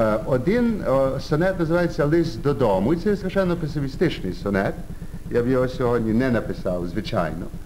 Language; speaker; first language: Ukrainian; early bilingual, heritage; Ukrainian